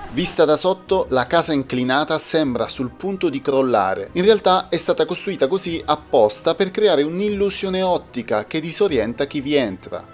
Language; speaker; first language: Italian; native; Italian